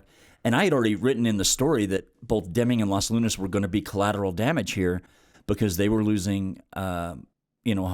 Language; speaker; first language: English; native; English